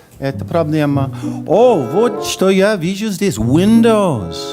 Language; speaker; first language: Russian; non-native, learner; English